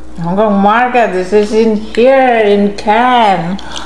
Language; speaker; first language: English; non-native, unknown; Javanese